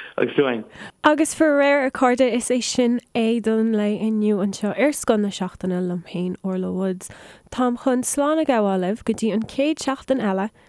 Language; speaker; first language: Irish; non-native, local second language; English